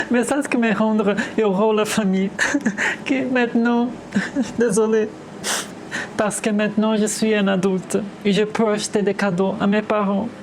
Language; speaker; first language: French; non-native, fluent; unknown